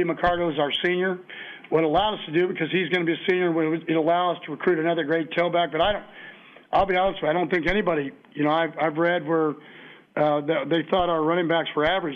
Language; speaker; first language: English; native; English